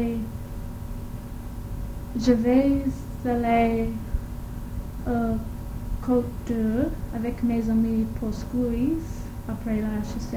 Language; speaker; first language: French; non-native, learner; English